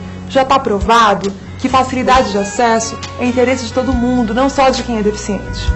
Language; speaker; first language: Portuguese; native; Portuguese